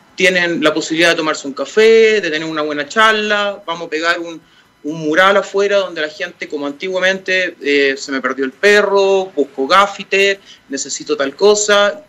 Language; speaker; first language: Spanish; native; Spanish